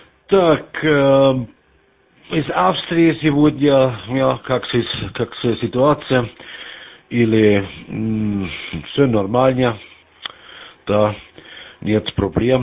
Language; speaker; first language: Russian; non-native, learner; German